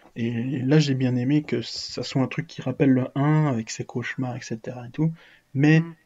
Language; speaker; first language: French; native; French